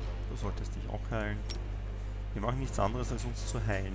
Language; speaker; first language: German; native; German